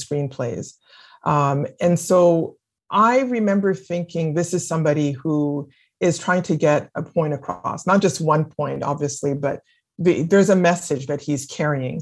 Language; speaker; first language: English; non-native, fluent; French